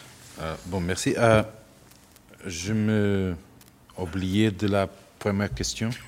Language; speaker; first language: French; non-native, learner; Portuguese